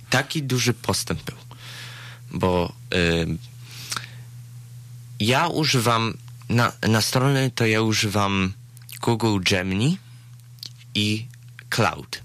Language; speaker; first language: Polish; early bilingual, other home language; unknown